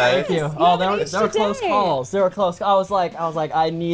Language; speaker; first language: English; native; English